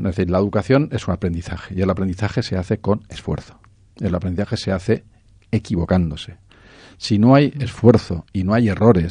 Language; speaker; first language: Spanish; native; Spanish